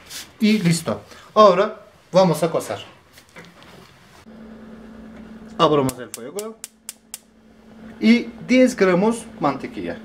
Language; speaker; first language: Spanish; non-native, learner; Turkish